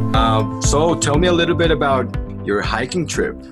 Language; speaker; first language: English; non-native, fluent; Spanish